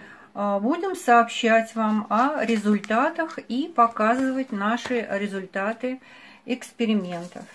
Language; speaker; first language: Russian; native; Russian